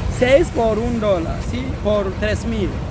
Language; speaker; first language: Spanish; non-native, learner; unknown